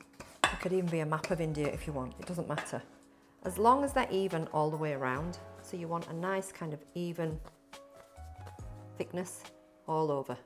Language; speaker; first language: English; native; English